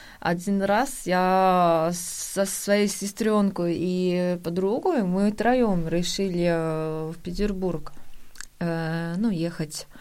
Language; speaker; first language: Russian; non-native, fluent; Korean